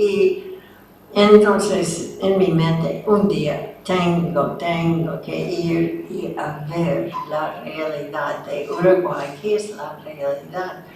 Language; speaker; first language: Spanish; non-native, fluent; English